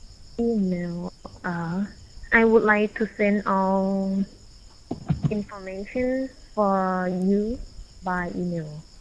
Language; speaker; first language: English; non-native, learner; Thai